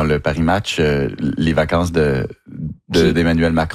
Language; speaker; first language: French; native; French